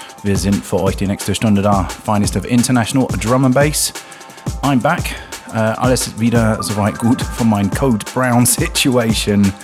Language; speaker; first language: German; non-native, fluent; English